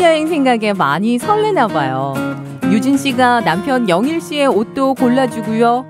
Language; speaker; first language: Korean; native; Korean